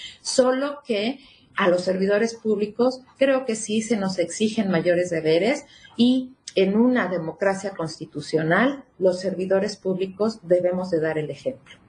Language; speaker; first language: Spanish; native; Spanish